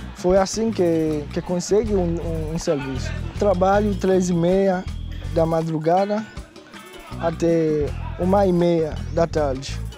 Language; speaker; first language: Portuguese; non-native, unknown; Haitian Creole